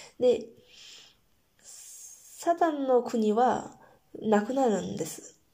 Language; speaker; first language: Japanese; non-native, fluent; Korean